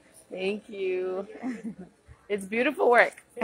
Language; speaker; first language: English; early bilingual, other home language; Spanish